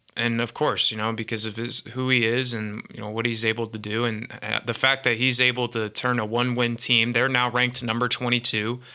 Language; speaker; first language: English; native; English